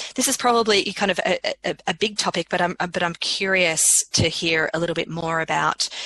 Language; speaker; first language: English; native; English